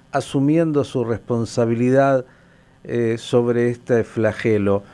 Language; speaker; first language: Spanish; native; Spanish